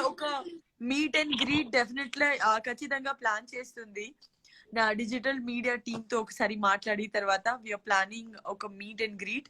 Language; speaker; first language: Telugu; non-native, learner; Gujarati